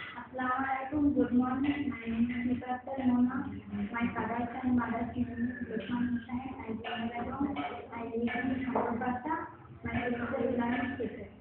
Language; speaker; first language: English; non-native, learner; Bangla